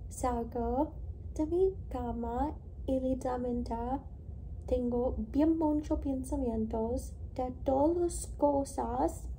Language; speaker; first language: Spanish; non-native, learner; English